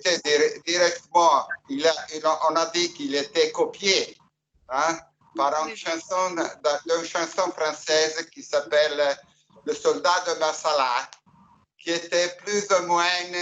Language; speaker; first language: French; non-native, fluent; Italian